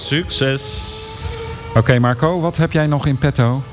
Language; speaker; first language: Dutch; native; Dutch